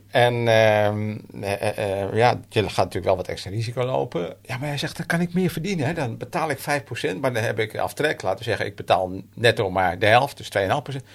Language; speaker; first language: Dutch; native; Dutch